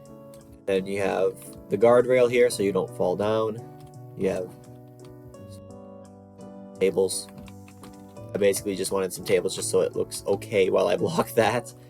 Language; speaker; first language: English; native; English